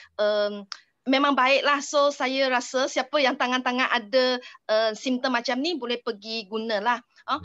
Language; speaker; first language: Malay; non-native, local second language; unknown